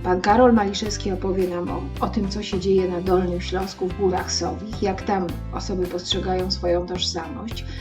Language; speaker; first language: Polish; native; Polish